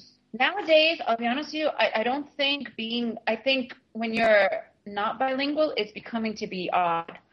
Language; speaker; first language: English; early bilingual, other home language; Russian